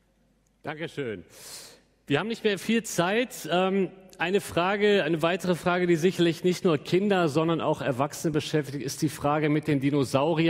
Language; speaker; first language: German; native; German